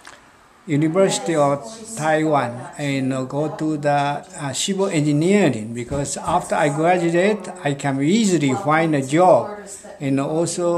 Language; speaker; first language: English; non-native, learner; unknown